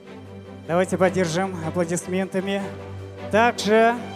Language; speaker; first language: Russian; native; Russian